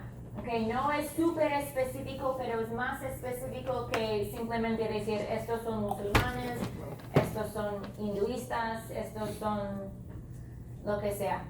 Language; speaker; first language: Spanish; non-native, fluent; English